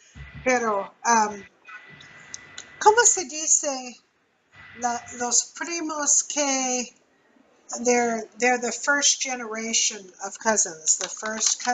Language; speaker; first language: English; non-native, learner; Spanish